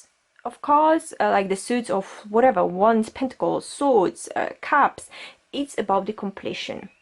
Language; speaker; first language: English; non-native, fluent; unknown